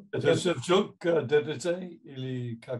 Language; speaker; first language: Russian; non-native, fluent; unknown